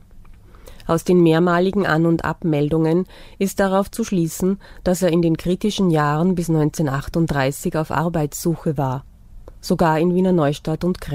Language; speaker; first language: German; native; German